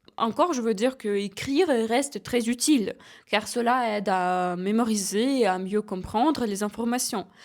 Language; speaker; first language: French; non-native, fluent; Ukrainian